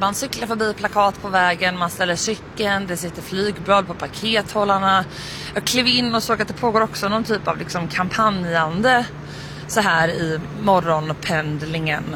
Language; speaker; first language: Swedish; native; Swedish